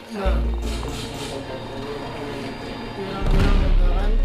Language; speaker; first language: Indonesian; non-native, fluent; Filipino